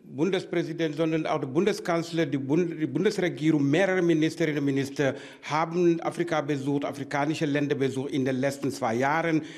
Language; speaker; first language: German; non-native, fluent; Wolof